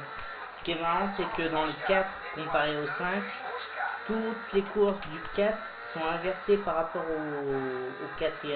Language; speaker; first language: French; native; French